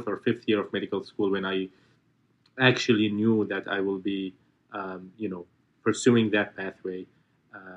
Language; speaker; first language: English; non-native, fluent; Arabic